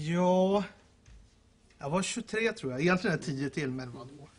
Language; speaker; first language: Swedish; native; Swedish